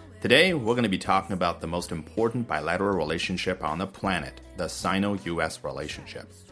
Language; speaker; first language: English; non-native, fluent; Chinese